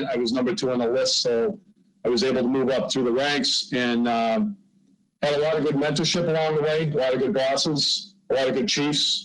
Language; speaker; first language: English; native; English